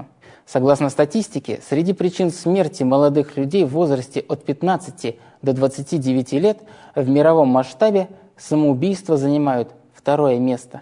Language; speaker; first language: Russian; native; Russian